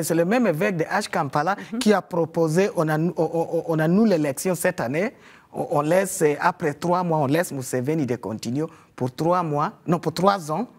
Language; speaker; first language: French; non-native, fluent; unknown